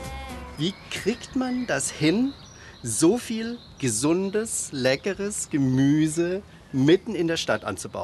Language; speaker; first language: German; native; German